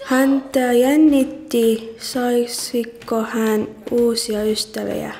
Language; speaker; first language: Finnish; non-native, learner; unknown